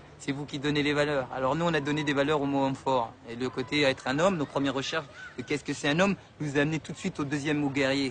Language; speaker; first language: French; native; French